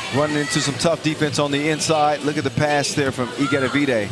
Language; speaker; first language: English; native; English